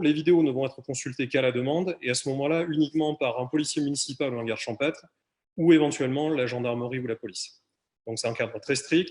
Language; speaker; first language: French; native; French